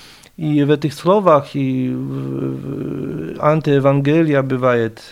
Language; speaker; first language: Russian; non-native, fluent; Polish